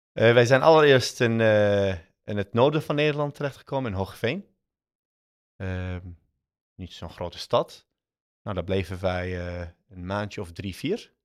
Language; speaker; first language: Dutch; early bilingual, other home language; Arabic